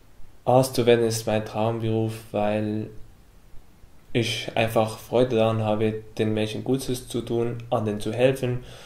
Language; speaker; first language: German; non-native, local second language; Arabic